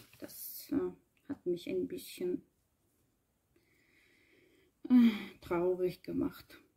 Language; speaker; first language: German; non-native, learner; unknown